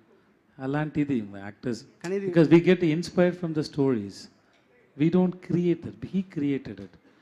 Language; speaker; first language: Telugu; non-native, local second language; Tamil